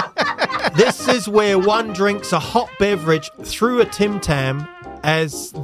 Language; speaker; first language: English; native; English